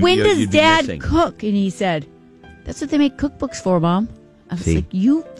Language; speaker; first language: English; native; English